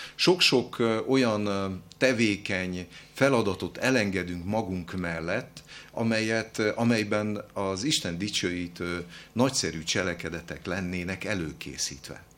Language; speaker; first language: Hungarian; native; Hungarian